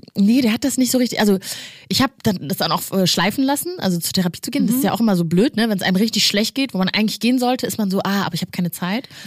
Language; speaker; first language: German; early bilingual, other home language; Kinyarwanda